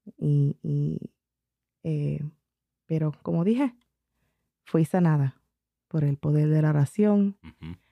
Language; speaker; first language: Spanish; early bilingual, heritage; Spanish